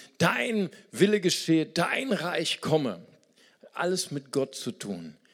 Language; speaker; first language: German; non-native, fluent; Portuguese